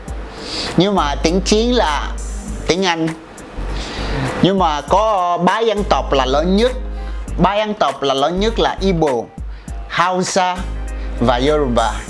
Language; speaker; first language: Vietnamese; non-native, fluent; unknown